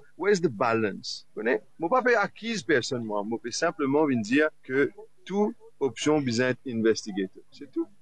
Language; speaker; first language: French; non-native, local second language; Morisyen